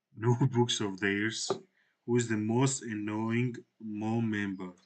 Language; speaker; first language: English; non-native, fluent; Georgian